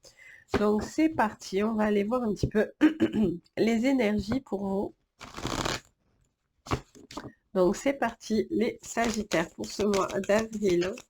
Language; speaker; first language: French; native; French